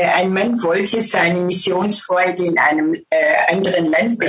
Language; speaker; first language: German; non-native, fluent; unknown